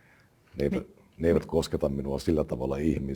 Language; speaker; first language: Finnish; native; Finnish